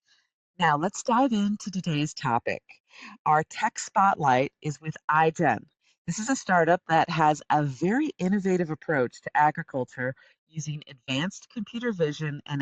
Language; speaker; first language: English; native; English